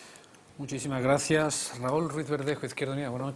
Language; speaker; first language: Spanish; native; Spanish